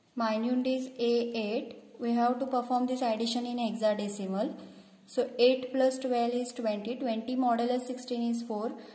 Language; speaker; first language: English; non-native, local second language; Marathi